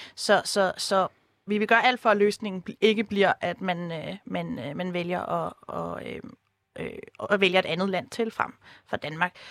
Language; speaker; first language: Danish; native; Danish